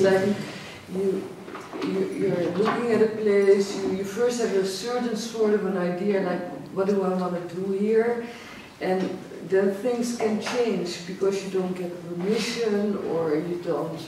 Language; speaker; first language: English; non-native, fluent; Dutch